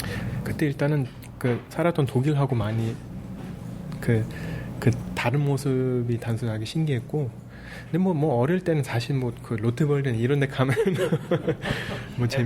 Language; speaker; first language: Korean; early bilingual, heritage; Korean